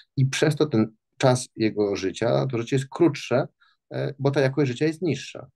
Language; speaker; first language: Polish; native; Polish